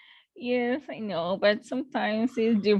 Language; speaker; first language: English; non-native, learner; Spanish